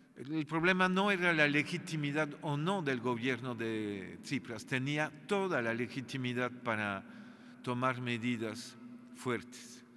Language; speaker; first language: Spanish; non-native, fluent; French